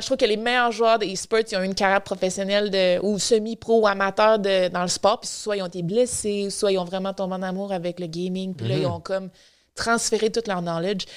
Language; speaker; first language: French; native; French